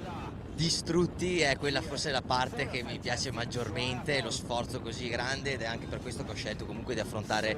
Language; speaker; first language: Italian; native; Italian